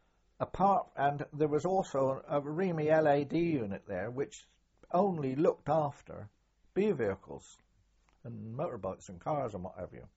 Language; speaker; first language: English; native; English